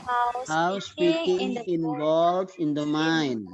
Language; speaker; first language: English; non-native, fluent; Indonesian